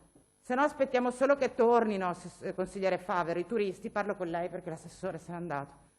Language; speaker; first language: Italian; native; Italian